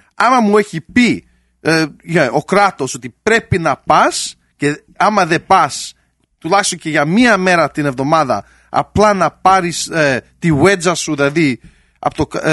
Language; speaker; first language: Greek; early bilingual, heritage; Greek